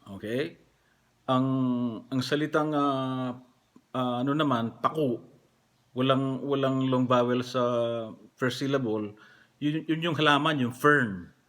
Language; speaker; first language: Filipino; non-native, local second language; Pampanga